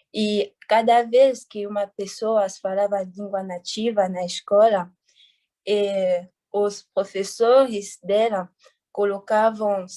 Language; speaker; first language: Portuguese; non-native, fluent; French